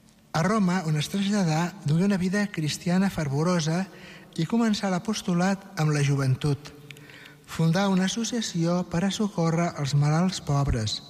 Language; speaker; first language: Catalan; native; Catalan